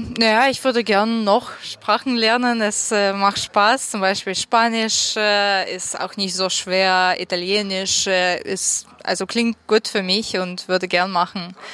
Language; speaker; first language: German; non-native, fluent; Russian